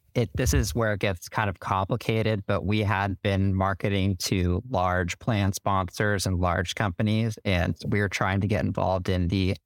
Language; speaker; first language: English; native; English